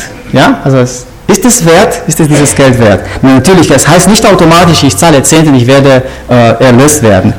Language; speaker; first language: German; non-native, fluent; Romanian